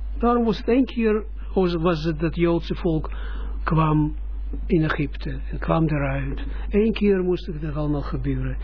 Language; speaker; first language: Dutch; non-native, fluent; Russian